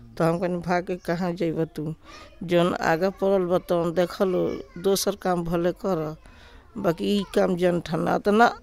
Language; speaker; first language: Hindi; native; Hindi